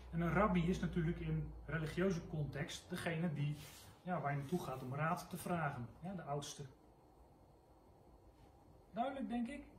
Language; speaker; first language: Dutch; native; Dutch